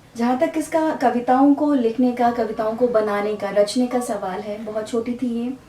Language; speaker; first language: Hindi; native; Hindi